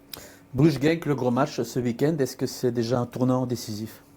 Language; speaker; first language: French; native; French